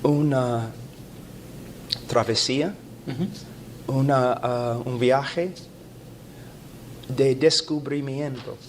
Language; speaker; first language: Spanish; non-native, fluent; English